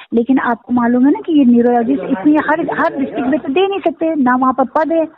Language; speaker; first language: Hindi; native; Hindi